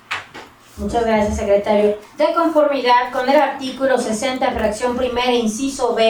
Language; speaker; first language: Spanish; native; Spanish